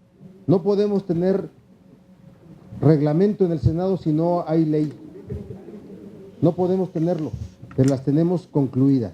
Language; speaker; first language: Spanish; native; Spanish